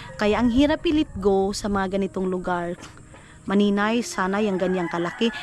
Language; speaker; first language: Filipino; non-native, local second language; Cebuano